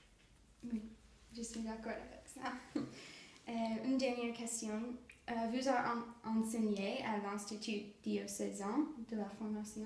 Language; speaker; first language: French; non-native, learner; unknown